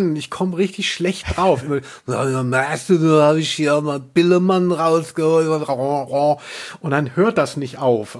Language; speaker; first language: German; native; German